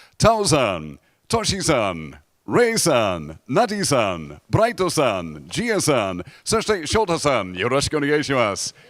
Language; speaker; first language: Japanese; non-native, fluent; English